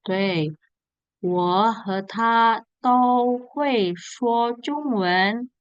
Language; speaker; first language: Chinese; non-native, fluent; Indonesian